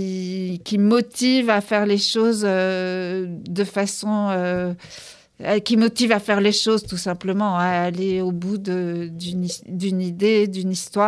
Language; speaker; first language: French; native; French